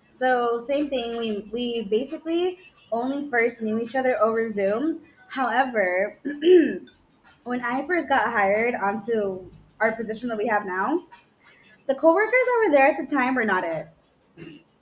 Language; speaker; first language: English; early bilingual, other home language; Spanish